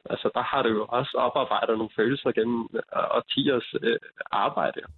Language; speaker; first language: Danish; early bilingual, other home language; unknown